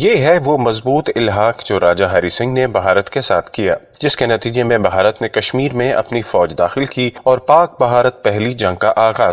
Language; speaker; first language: Urdu; native; Urdu